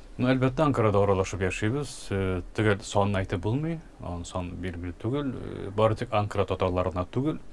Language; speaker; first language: Tatar; early bilingual, heritage; Tatar